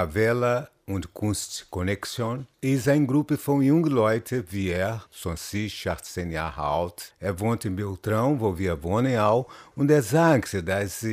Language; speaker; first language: German; non-native, learner; Portuguese